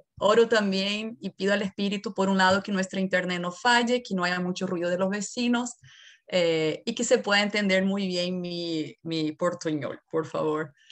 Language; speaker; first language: Spanish; non-native, fluent; Portuguese